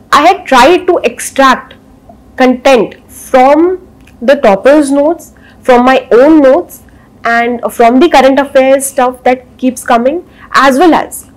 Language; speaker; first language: Hindi; native; Hindi